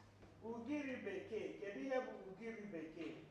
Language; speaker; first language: Igbo; native; Igbo